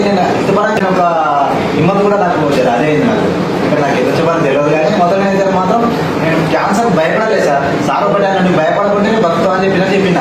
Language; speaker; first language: Telugu; native; Telugu